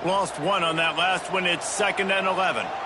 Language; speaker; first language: English; native; English